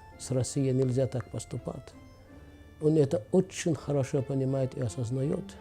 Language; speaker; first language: Russian; non-native, fluent; Arabic